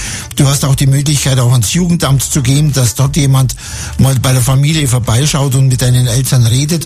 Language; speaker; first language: German; native; German